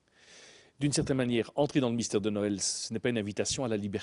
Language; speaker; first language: French; native; French